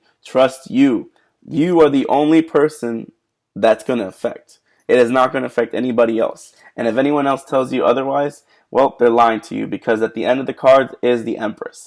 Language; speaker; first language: English; native; English